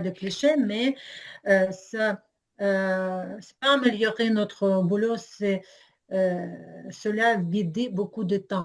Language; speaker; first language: French; non-native, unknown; Ukrainian